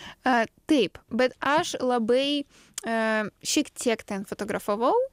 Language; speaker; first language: Lithuanian; non-native, learner; Ukrainian